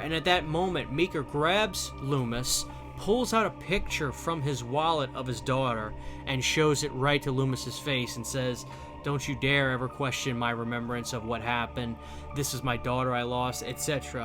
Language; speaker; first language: English; native; English